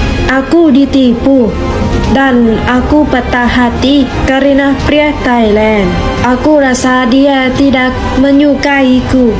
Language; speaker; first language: Indonesian; non-native, fluent; Thai